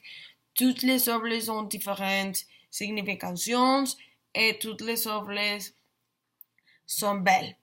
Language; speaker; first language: French; non-native, learner; Spanish